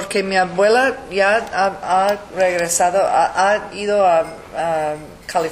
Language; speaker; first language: Spanish; early bilingual, heritage; English